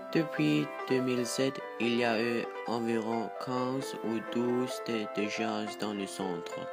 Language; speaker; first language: French; non-native, learner; Danish